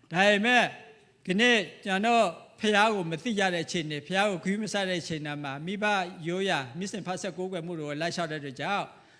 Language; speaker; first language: Burmese; non-native, local second language; S'gaw Karen